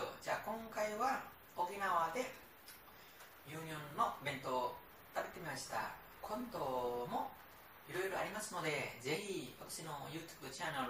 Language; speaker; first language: Japanese; non-native, learner; Nepali